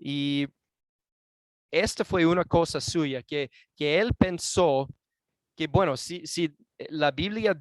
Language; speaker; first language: Spanish; non-native, fluent; English